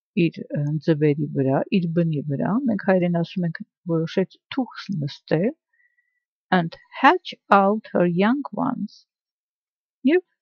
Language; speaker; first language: English; non-native, fluent; Armenian